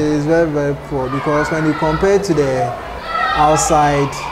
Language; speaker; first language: English; non-native, local second language; Akan